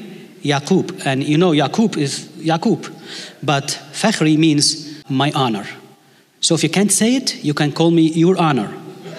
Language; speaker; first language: English; non-native, fluent; Arabic